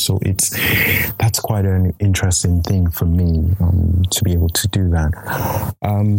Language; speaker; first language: English; non-native, local second language; Yoruba